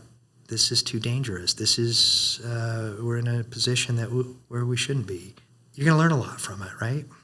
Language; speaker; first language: English; native; English